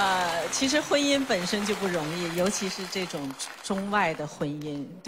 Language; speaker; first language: Chinese; native; Chinese